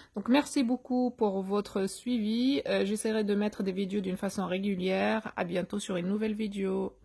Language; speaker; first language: French; non-native, local second language; Arabic